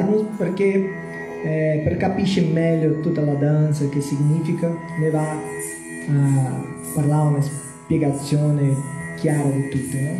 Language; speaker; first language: Italian; non-native, learner; Portuguese